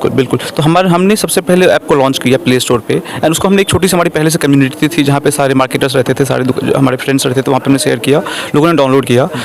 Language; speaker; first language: Hindi; non-native, local second language; Maithili